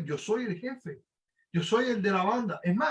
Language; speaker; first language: Spanish; native; Spanish